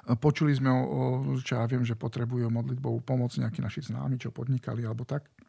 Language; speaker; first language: Slovak; native; Slovak